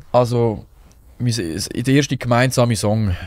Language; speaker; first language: German; native; German